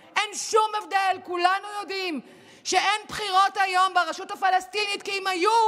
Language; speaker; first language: Hebrew; native; Hebrew